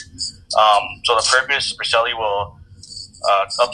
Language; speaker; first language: English; native; English